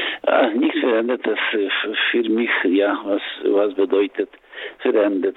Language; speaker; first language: German; non-native, learner; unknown